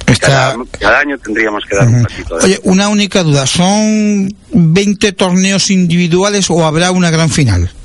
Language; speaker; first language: Spanish; native; Spanish